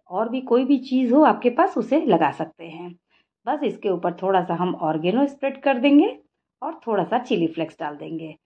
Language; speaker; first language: Hindi; native; Hindi